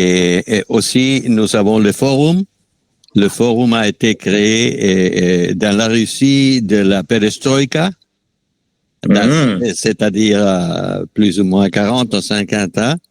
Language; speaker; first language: French; non-native, fluent; Spanish